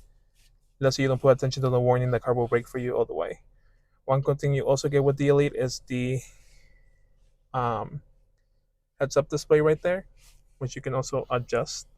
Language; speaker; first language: English; native; English